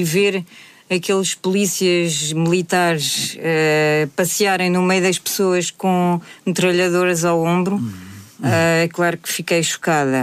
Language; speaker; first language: Portuguese; native; Portuguese